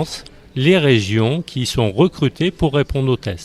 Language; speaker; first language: French; native; French